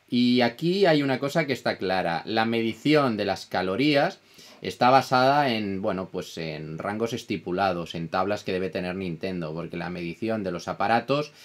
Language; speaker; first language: Spanish; non-native, fluent; Italian